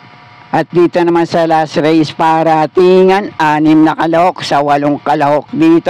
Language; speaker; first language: Filipino; native; Filipino